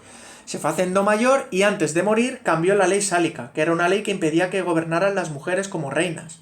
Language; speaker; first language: Spanish; native; Spanish